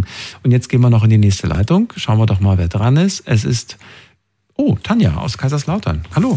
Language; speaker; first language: German; native; German